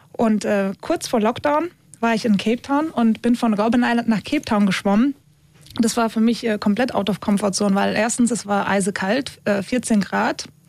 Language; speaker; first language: German; early bilingual, other home language; Turkish